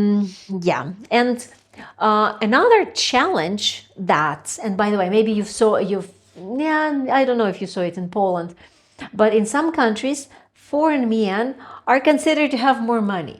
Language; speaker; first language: English; non-native, fluent; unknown